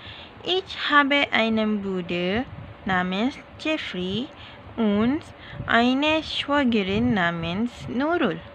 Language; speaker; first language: German; non-native, learner; Malay